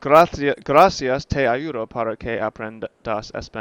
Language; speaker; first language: Spanish; non-native, learner; English